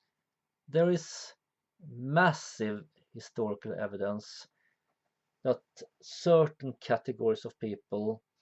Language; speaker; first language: English; non-native, fluent; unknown